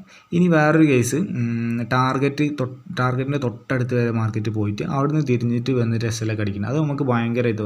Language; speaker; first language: Malayalam; native; Malayalam